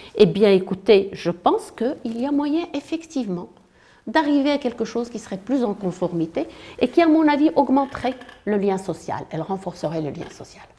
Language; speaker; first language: French; non-native, local second language; Arabic